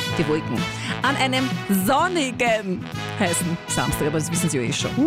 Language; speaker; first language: German; native; German